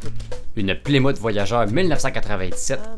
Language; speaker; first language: French; native; French